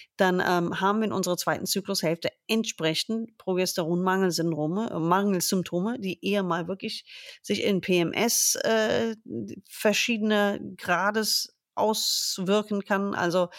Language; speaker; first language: German; non-native, fluent; English